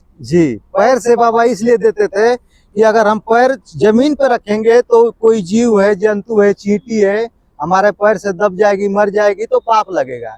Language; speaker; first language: Hindi; native; Hindi